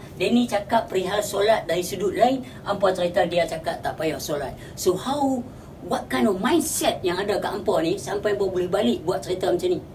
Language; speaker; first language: Malay; native; Malay